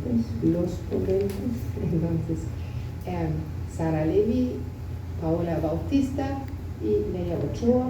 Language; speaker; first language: Spanish; non-native, fluent; German